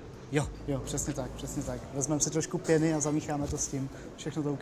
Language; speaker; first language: Czech; native; Czech